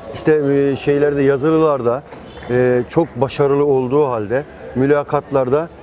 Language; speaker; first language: Turkish; native; Turkish